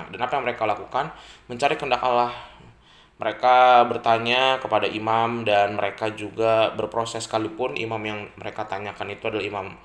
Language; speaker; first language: Indonesian; native; Indonesian